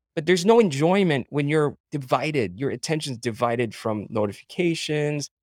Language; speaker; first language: English; non-native, local second language; Filipino